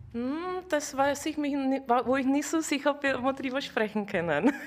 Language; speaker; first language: German; non-native, fluent; Czech